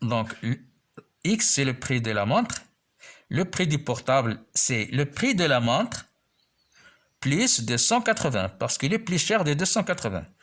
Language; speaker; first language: French; non-native, local second language; Arabic